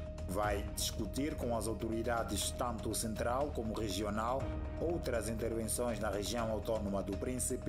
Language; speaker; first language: Portuguese; native; Portuguese